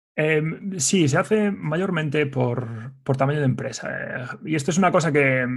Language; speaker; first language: Spanish; native; Spanish